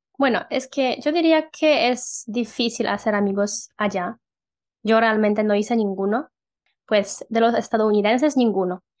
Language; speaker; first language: Spanish; non-native, fluent; Polish